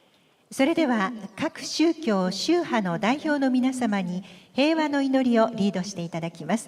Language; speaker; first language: Japanese; native; Japanese